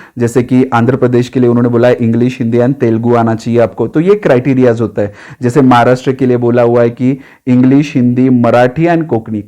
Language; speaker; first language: Hindi; non-native, local second language; Marathi